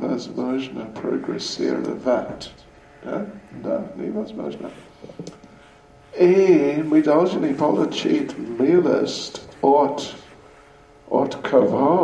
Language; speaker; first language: Russian; non-native, learner; English